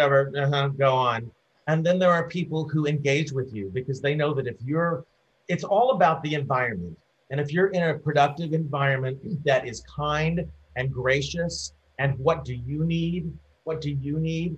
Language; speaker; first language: English; native; English